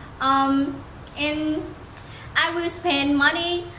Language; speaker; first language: English; non-native, learner; Vietnamese